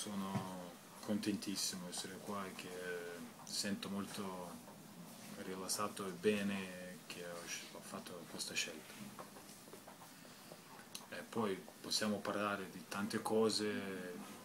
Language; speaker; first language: Italian; non-native, fluent; Lithuanian